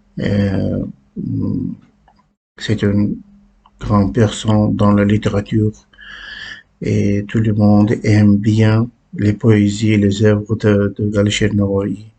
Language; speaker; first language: French; non-native, learner; Uzbek